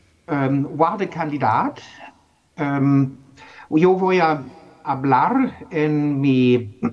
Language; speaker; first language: Spanish; non-native, fluent; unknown